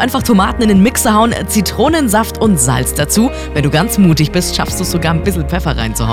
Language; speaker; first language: German; native; German